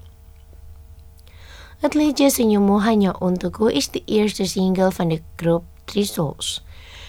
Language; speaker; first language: Dutch; non-native, fluent; Indonesian